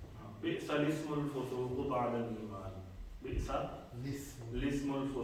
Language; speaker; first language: Arabic; non-native, fluent; Urdu